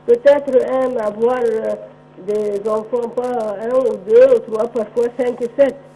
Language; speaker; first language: French; non-native, local second language; Arabic